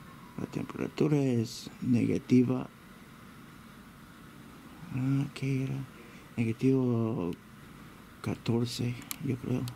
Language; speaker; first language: Spanish; early bilingual, heritage; Spanish